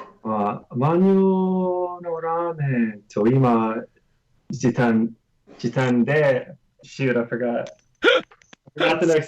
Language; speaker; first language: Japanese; non-native, learner; English